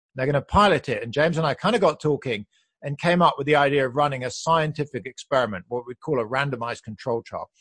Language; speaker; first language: English; native; English